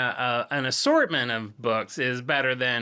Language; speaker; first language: English; native; English